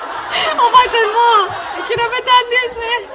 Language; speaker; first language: Japanese; non-native, fluent; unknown